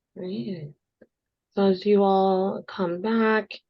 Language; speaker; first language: English; native; English